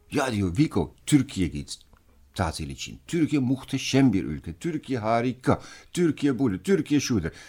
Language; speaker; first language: Turkish; non-native, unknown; Dutch